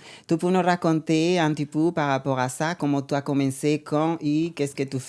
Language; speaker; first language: French; non-native, learner; Spanish